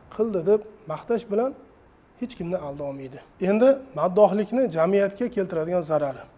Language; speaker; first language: Uzbek; native; Uzbek